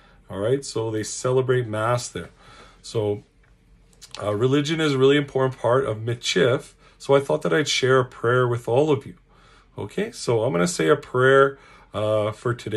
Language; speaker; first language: English; native; English